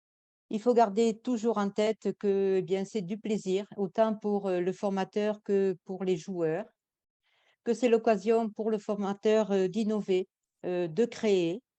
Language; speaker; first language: French; native; French